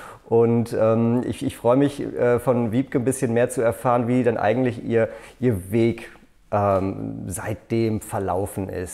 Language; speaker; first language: German; native; German